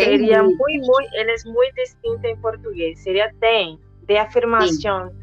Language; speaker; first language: Spanish; non-native, fluent; Portuguese